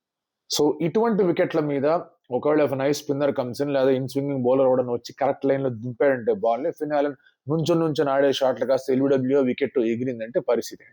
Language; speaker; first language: Telugu; native; Telugu